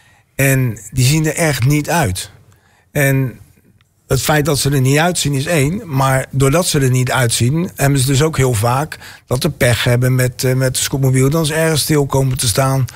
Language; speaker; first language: Dutch; native; Dutch